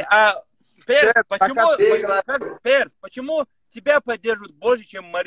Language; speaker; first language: Russian; native; Russian